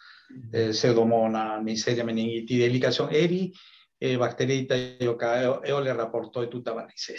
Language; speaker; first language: Finnish; non-native, fluent; Spanish